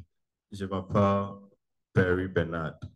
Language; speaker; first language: French; non-native, learner; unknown